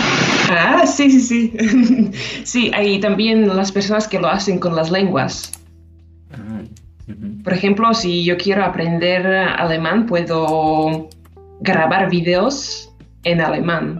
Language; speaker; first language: Spanish; non-native, fluent; Slovak